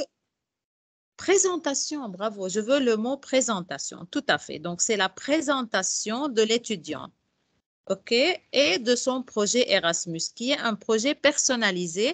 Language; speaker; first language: French; non-native, fluent; Arabic